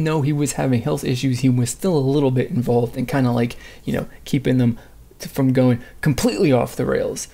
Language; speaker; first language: English; native; English